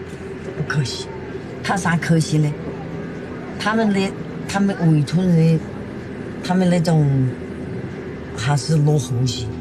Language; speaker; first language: Chinese; native; Chinese